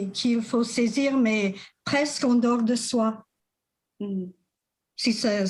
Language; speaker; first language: French; non-native, fluent; English